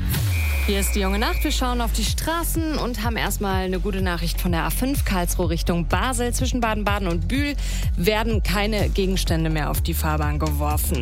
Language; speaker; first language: German; native; German